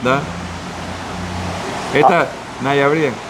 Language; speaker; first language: Russian; non-native, learner; Spanish